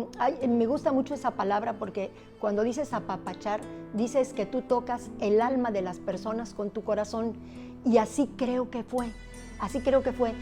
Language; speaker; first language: Spanish; early bilingual, other home language; Italian